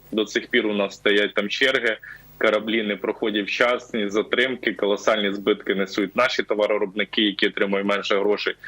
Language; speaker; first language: Ukrainian; native; Ukrainian